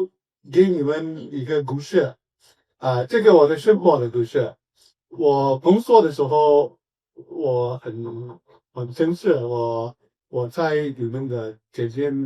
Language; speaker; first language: Chinese; non-native, learner; English